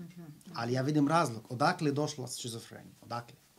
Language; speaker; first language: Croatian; non-native, learner; Arabic